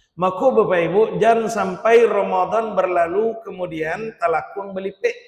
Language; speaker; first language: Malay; non-native, local second language; Minangkabau